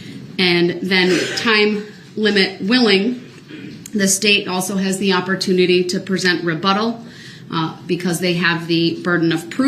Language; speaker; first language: English; native; English